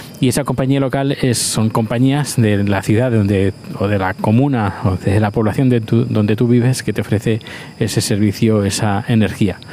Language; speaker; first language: Spanish; native; Spanish